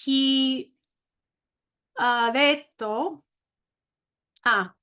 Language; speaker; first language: Italian; non-native, learner; English